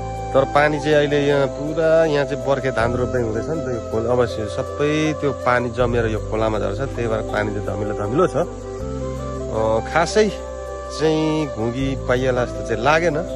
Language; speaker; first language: Nepali; native; Nepali